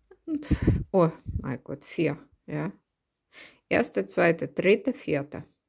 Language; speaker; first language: German; non-native, learner; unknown